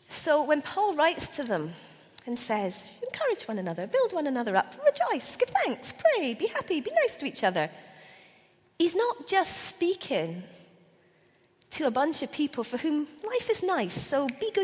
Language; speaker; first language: English; native; English